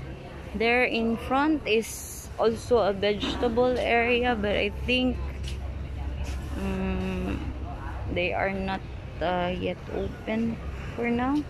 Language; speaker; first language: English; non-native, local second language; Filipino